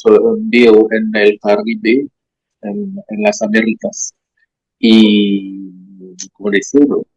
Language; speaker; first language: Spanish; non-native, learner; French